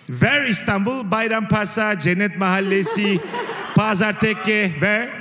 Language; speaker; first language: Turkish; native; Turkish